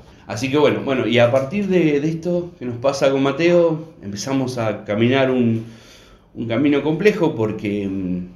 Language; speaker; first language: Spanish; native; Spanish